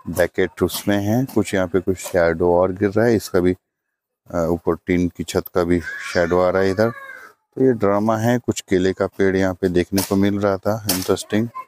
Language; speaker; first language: Hindi; non-native, local second language; Bangla